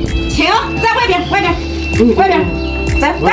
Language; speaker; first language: Chinese; native; Chinese